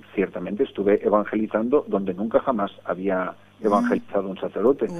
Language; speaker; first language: Spanish; early bilingual, other home language; English